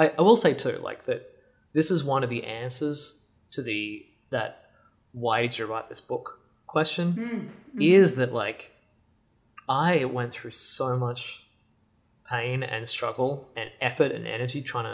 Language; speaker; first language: English; native; English